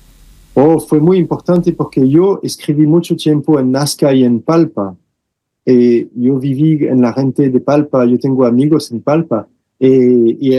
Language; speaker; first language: Spanish; non-native, fluent; French